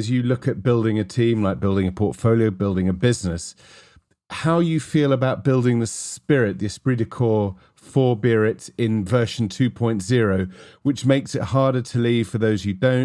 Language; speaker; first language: English; native; English